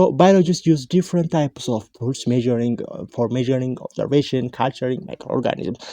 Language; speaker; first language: English; non-native, local second language; Amharic